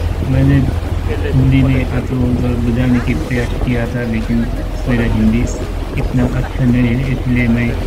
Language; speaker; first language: Hindi; non-native, learner; Nepali